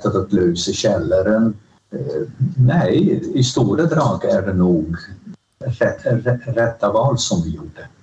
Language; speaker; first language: Swedish; non-native, fluent; Dutch